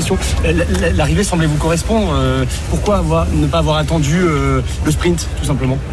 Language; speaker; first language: French; native; French